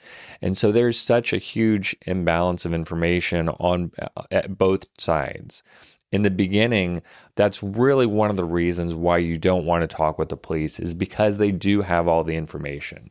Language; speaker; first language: English; native; English